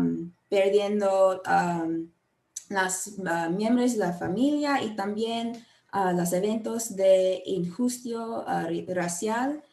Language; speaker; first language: Spanish; non-native, learner; English